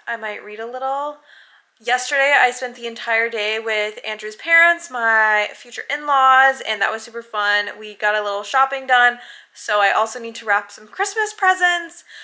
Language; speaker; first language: English; native; English